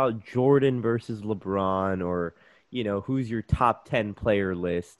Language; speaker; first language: English; native; English